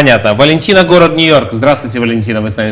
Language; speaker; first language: Russian; native; Russian